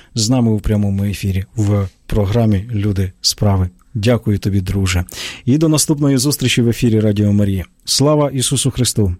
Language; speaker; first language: Ukrainian; native; Ukrainian